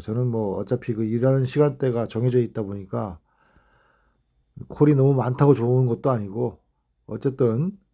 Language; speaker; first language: Korean; native; Korean